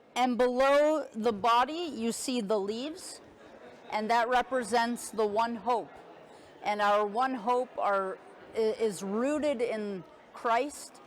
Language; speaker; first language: English; native; English